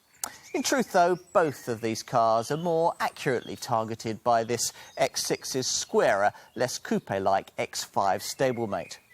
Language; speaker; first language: English; native; English